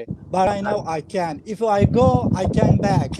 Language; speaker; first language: English; non-native, learner; Kurdish